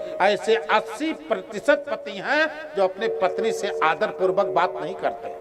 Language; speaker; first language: Hindi; native; Hindi